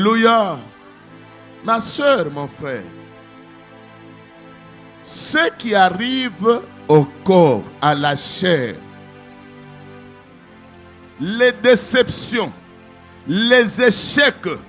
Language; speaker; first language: French; non-native, local second language; Lingala